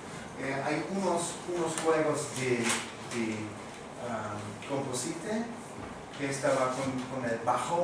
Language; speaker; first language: Spanish; non-native, fluent; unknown